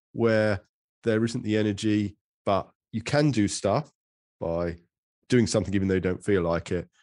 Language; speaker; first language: English; native; English